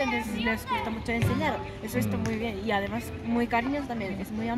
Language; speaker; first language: Spanish; non-native, fluent; Korean